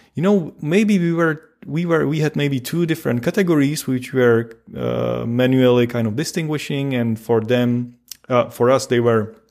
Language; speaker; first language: English; non-native, fluent; Czech